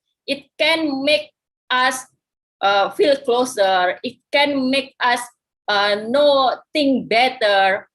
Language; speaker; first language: English; non-native, fluent; Indonesian